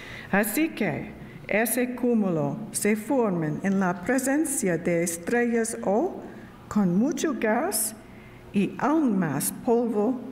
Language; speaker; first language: Spanish; non-native, learner; English